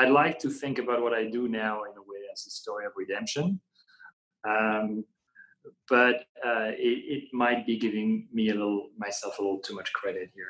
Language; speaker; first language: English; non-native, fluent; French